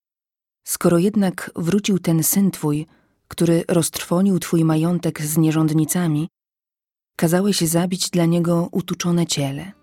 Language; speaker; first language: Polish; native; Polish